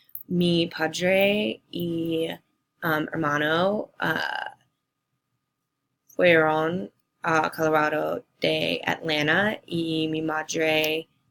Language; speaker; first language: Spanish; non-native, learner; English